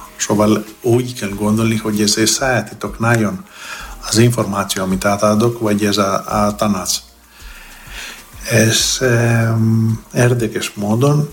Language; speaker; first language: Hungarian; non-native, learner; Greek